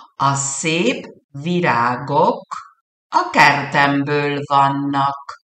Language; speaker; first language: Hungarian; early bilingual, heritage; Hungarian